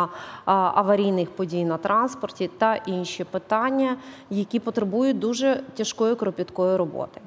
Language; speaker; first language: Ukrainian; native; Ukrainian